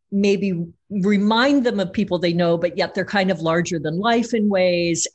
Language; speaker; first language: English; native; English